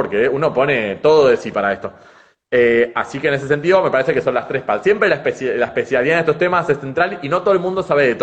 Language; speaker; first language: Spanish; native; Spanish